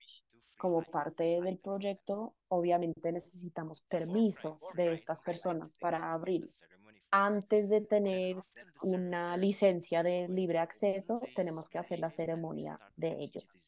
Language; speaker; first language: Spanish; non-native, fluent; Indonesian